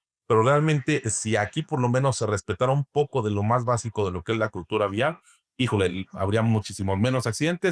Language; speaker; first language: Spanish; native; Spanish